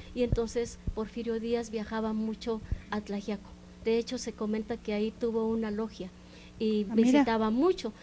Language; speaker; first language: Spanish; native; Spanish